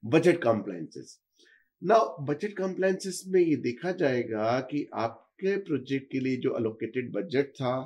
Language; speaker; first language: Hindi; native; Hindi